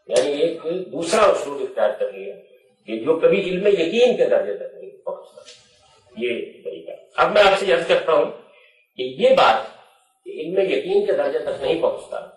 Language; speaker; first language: Urdu; non-native, local second language; Punjabi